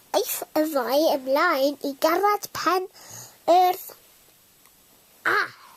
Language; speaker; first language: Welsh; non-native, local second language; English